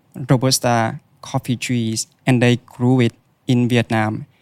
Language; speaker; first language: English; non-native, fluent; Vietnamese